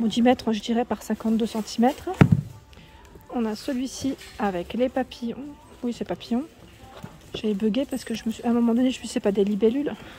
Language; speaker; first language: French; native; French